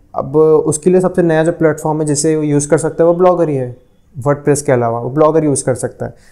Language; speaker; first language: Hindi; non-native, local second language; Urdu